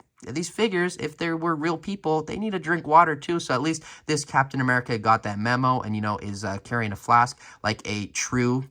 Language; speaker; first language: English; native; English